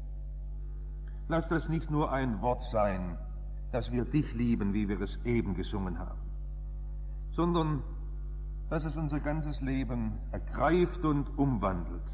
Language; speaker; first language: German; native; German